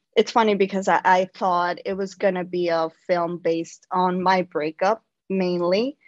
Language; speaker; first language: English; non-native, fluent; Spanish